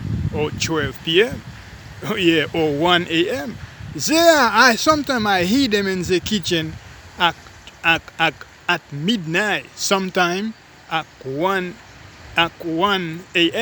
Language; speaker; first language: English; non-native, learner; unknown